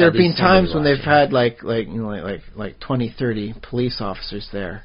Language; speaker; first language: English; native; English